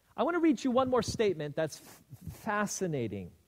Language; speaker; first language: English; native; English